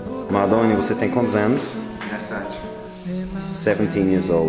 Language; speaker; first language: Portuguese; non-native, fluent; English